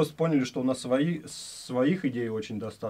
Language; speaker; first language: Russian; native; Russian